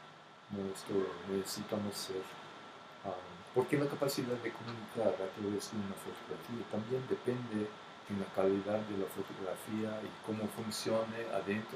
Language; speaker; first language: Spanish; non-native, fluent; English